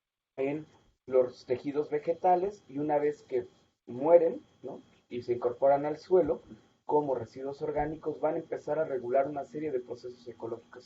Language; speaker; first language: Spanish; native; Spanish